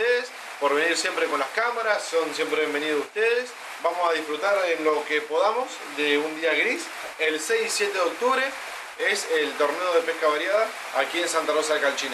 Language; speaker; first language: Spanish; native; Spanish